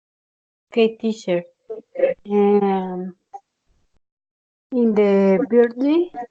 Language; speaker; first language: English; non-native, learner; Spanish